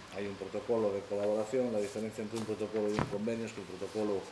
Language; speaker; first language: Spanish; native; Spanish